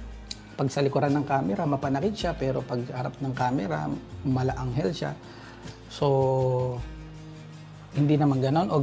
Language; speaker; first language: Filipino; native; Filipino